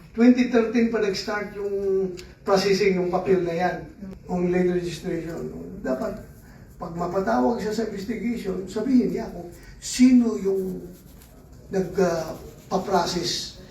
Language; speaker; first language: Filipino; native; Filipino